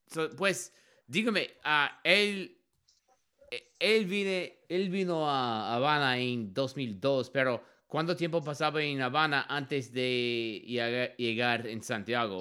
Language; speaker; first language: Spanish; non-native, learner; English